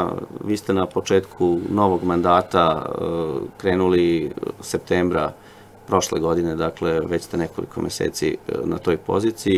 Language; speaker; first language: Serbian; native; Serbian